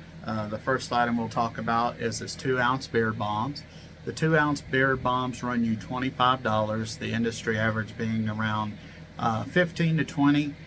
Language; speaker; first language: English; native; English